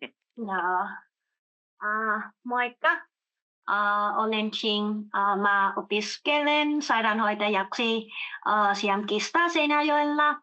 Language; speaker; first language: Finnish; non-native, learner; Vietnamese